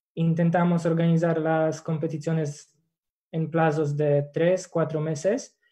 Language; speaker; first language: Spanish; non-native, fluent; Polish